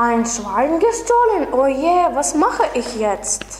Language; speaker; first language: German; non-native, learner; Lithuanian